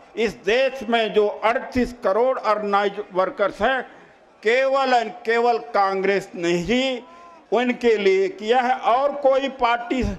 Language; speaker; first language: Hindi; native; Hindi